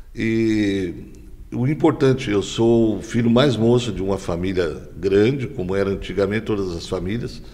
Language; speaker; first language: Portuguese; native; Portuguese